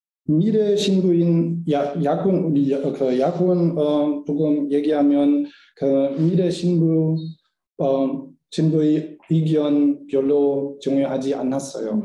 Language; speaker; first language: Korean; non-native, learner; German